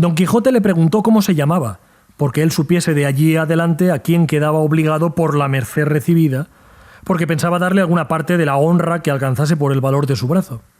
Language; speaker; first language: Spanish; native; Spanish